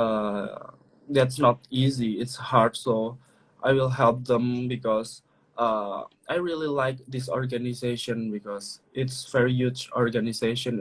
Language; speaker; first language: English; non-native, learner; Indonesian